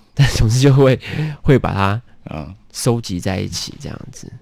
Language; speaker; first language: Chinese; native; Chinese